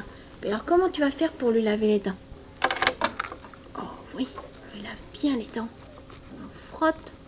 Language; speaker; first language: French; native; French